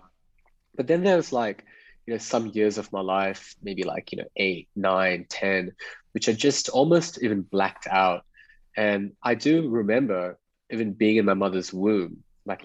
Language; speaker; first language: English; native; English